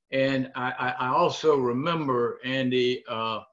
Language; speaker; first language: English; native; English